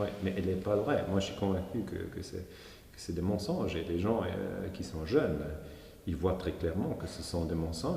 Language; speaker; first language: French; non-native, local second language; German